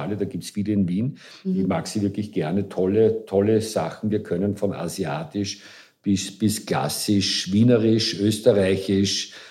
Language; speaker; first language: German; native; German